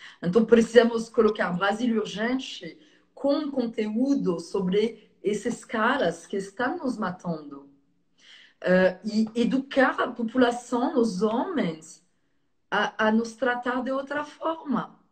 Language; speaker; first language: Portuguese; non-native, fluent; French